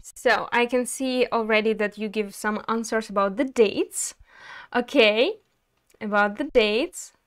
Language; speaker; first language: English; non-native, fluent; Ukrainian